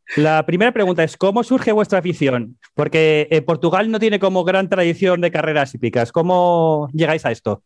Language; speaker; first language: Spanish; native; Spanish